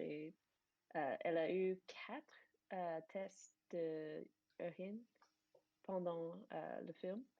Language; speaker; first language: French; non-native, fluent; English